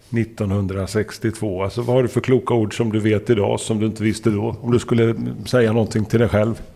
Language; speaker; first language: Swedish; native; Swedish